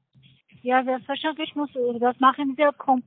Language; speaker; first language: German; non-native, learner; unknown